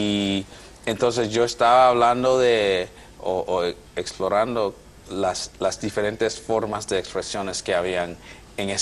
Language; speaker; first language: Spanish; non-native, fluent; English